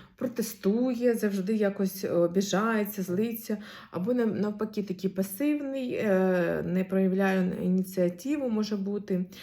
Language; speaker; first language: Ukrainian; non-native, local second language; Russian